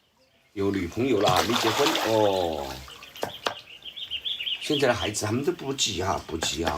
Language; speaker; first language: Chinese; native; Chinese